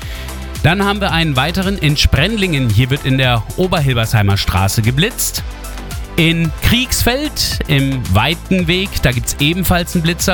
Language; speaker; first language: German; native; German